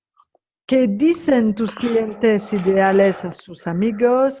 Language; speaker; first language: Spanish; non-native, fluent; French